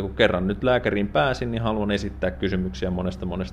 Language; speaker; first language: Finnish; native; Finnish